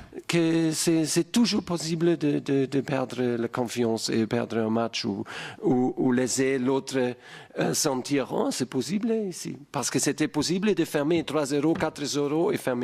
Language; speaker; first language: French; non-native, fluent; German